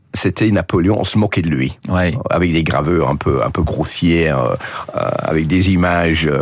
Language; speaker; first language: French; non-native, fluent; English